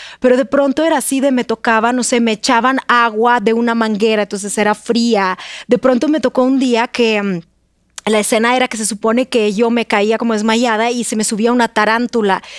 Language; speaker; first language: Spanish; non-native, fluent; Russian